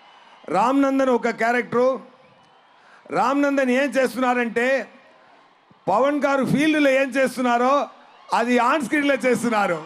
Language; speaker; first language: Telugu; non-native, learner; Tamil